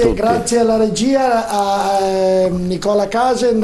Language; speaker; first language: Italian; native; Italian